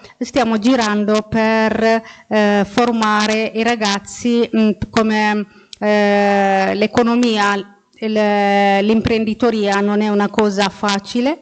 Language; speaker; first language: Italian; non-native, fluent; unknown